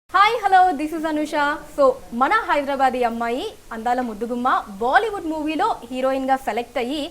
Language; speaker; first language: Telugu; native; Telugu